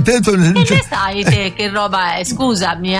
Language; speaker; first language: Italian; native; Italian